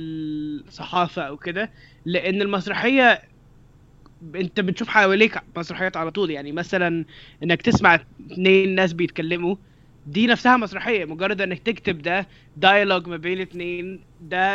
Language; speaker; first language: Arabic; native; Arabic